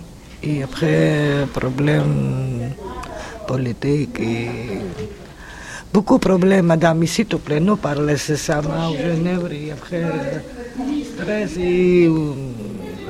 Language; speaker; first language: French; non-native, learner; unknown